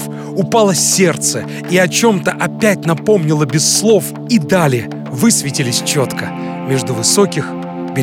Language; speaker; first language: Russian; native; Russian